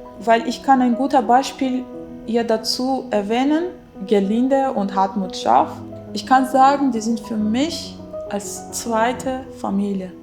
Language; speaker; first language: German; non-native, fluent; Armenian